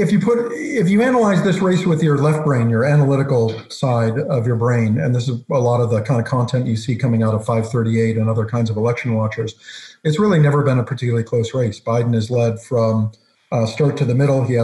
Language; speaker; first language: English; native; English